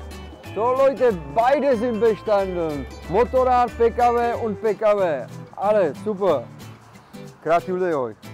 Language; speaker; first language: German; non-native, learner; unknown